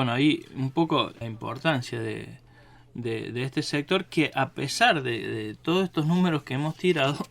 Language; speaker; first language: Spanish; native; Spanish